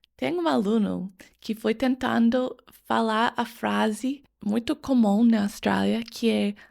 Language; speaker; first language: Portuguese; non-native, fluent; English